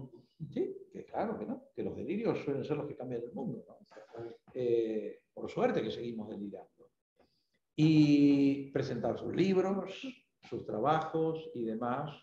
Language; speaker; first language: Spanish; native; Spanish